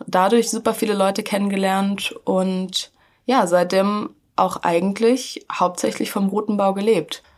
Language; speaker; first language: German; native; German